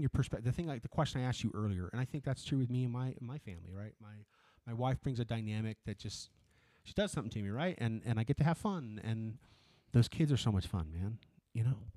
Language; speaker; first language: English; early bilingual, other home language; Spanish